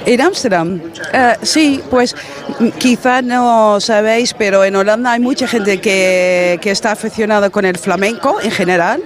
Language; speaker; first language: Spanish; non-native, fluent; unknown